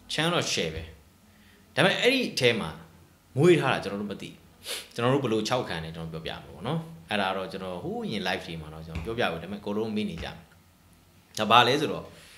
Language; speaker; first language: Burmese; native; Burmese